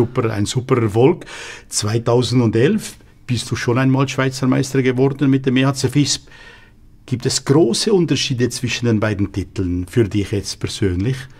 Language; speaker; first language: German; native; German